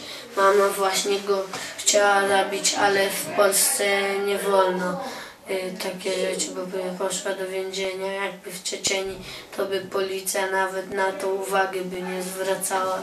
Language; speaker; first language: Polish; early bilingual, other home language; Chechen